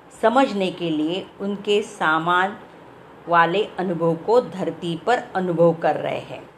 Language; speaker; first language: Hindi; non-native, local second language; Marathi